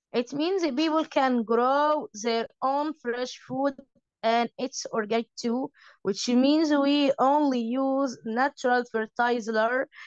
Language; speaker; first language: English; non-native, fluent; Arabic